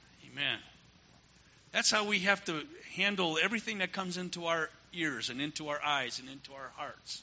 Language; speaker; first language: English; native; English